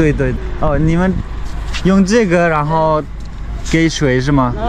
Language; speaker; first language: Chinese; non-native, learner; Turkmen